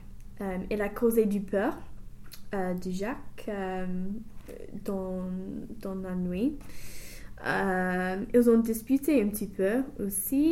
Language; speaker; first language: French; non-native, learner; English